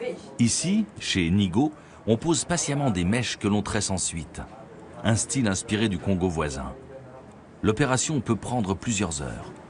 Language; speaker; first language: French; native; French